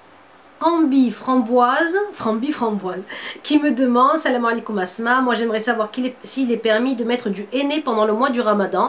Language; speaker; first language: French; native; French